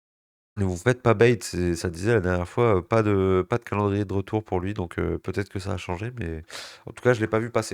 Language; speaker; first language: French; native; French